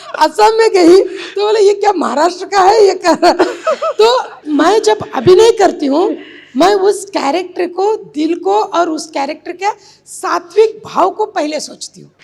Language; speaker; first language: Hindi; non-native, local second language; Marathi